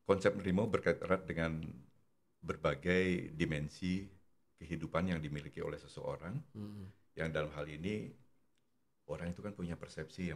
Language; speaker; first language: Indonesian; non-native, local second language; Javanese